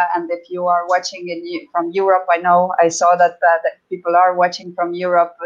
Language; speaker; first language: English; non-native, fluent; Estonian